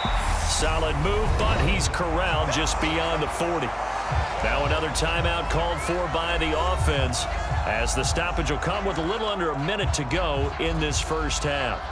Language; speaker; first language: English; native; English